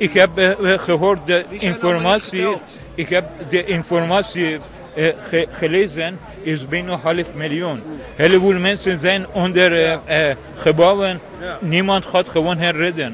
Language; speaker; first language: Dutch; non-native, learner; Persian